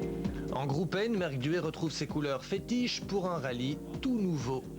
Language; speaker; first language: French; native; French